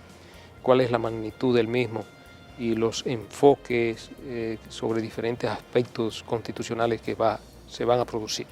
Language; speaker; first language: Spanish; native; Spanish